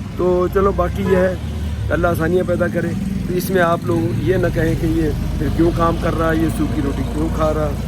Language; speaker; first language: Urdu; non-native, local second language; Punjabi